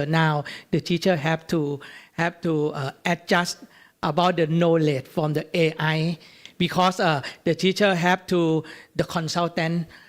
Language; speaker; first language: English; non-native, learner; Thai